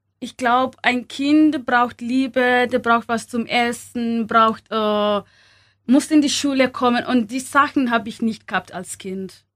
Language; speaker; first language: German; non-native, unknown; Swahili